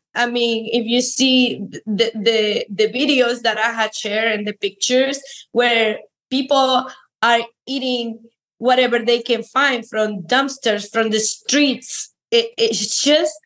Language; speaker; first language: English; non-native, fluent; Spanish